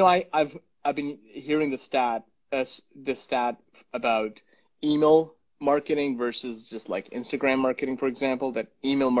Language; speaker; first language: English; non-native, local second language; Punjabi